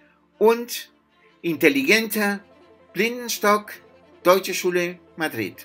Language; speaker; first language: German; non-native, fluent; Spanish